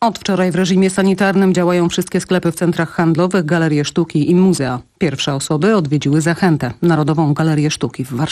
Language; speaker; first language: Polish; native; Polish